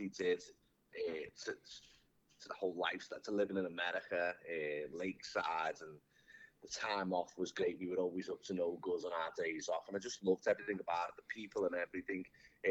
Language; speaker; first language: English; native; English